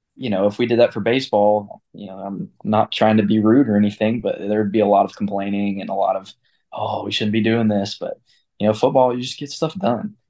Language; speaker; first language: English; native; English